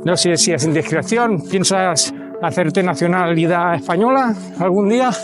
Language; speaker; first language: Spanish; native; Spanish